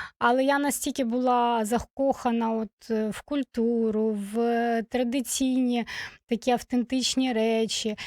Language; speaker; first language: Ukrainian; non-native, local second language; Russian